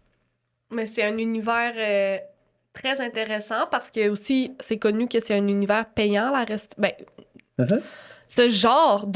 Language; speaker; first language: French; native; French